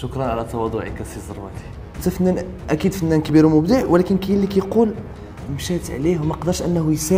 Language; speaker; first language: Arabic; native; Arabic